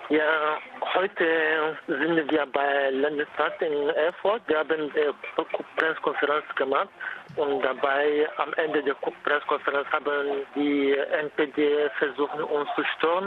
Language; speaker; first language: German; non-native, fluent; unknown